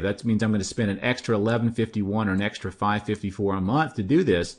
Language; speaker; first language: English; native; English